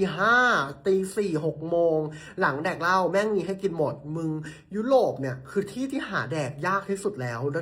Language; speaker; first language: Thai; native; Thai